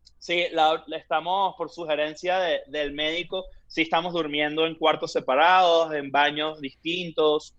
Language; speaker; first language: Spanish; native; Spanish